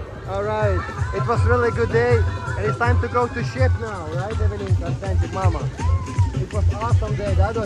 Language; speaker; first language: English; non-native, fluent; Ukrainian